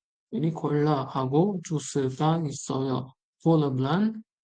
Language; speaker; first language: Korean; non-native, fluent; Uzbek